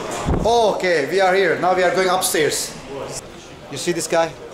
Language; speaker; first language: English; non-native, learner; Turkish